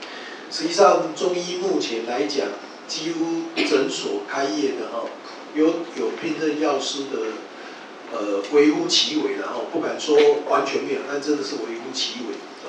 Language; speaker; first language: Chinese; native; Chinese